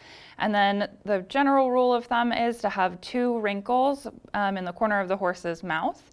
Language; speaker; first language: English; native; English